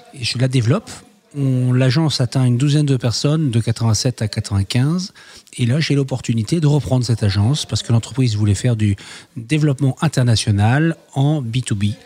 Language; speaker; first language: French; native; French